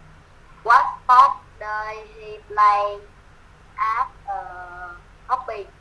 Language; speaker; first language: English; non-native, learner; Vietnamese